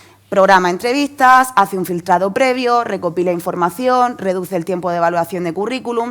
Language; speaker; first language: Spanish; native; Spanish